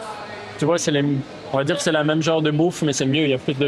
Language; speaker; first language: French; native; French